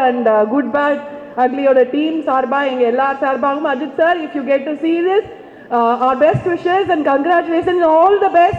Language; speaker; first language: Tamil; native; Tamil